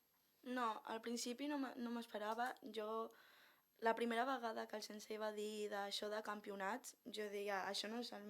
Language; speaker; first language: Catalan; non-native, local second language; Spanish